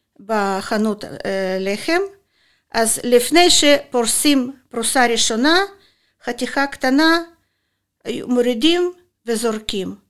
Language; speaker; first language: Hebrew; non-native, fluent; Russian